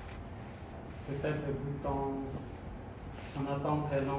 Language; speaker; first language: French; non-native, learner; Khmer